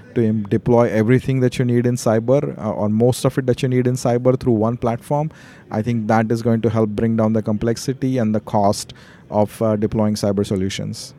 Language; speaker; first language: English; non-native, local second language; Marathi